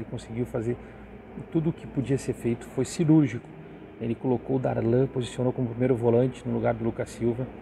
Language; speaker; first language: Portuguese; native; Portuguese